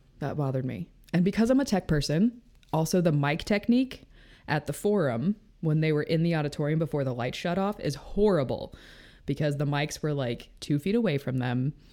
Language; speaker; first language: English; native; English